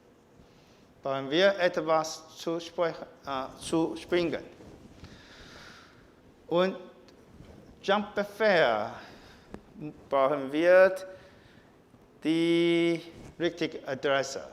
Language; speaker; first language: German; non-native, learner; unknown